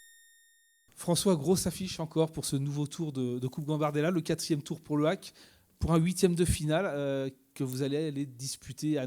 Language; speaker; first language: French; native; French